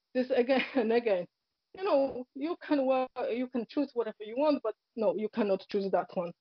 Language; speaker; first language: English; non-native, learner; Polish